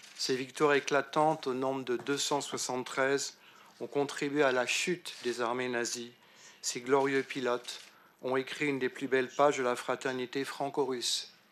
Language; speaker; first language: French; native; French